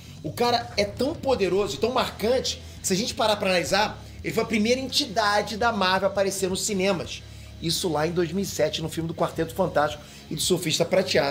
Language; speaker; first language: Portuguese; native; Portuguese